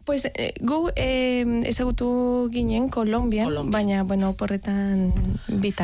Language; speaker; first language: Basque; non-native, learner; Spanish